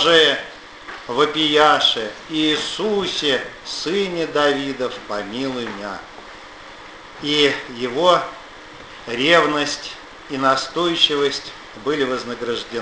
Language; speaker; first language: Russian; native; Russian